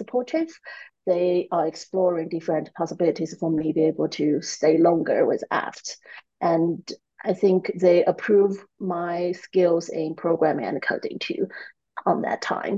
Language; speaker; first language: English; non-native, fluent; Chinese